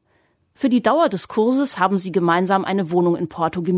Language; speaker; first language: German; native; German